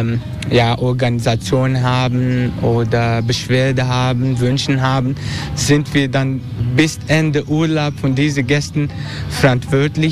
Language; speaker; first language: German; non-native, learner; Dutch